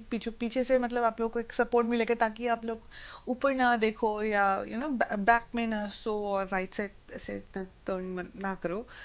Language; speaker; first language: Hindi; non-native, local second language; Assamese